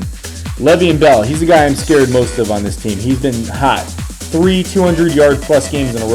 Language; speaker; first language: English; native; English